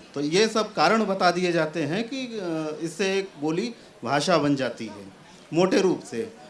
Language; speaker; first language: Hindi; native; Hindi